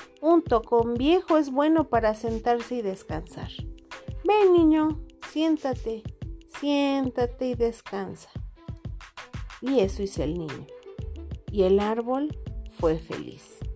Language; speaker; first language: Spanish; non-native, fluent; Portuguese